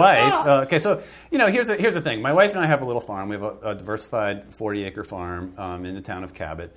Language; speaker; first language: English; native; English